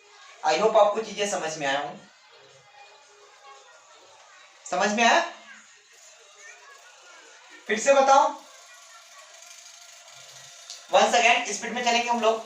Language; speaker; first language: Hindi; native; Hindi